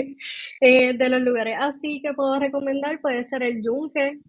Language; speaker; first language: Spanish; native; Spanish